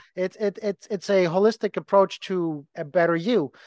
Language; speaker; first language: English; non-native, fluent; Ukrainian